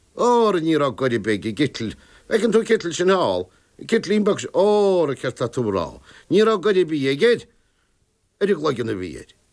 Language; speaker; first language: Irish; native; Irish